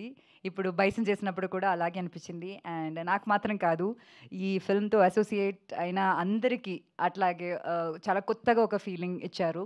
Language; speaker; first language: Telugu; non-native, local second language; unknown